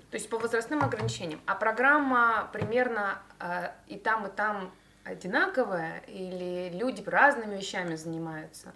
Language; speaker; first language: Russian; native; Russian